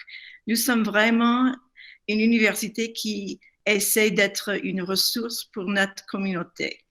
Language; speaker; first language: French; non-native, fluent; English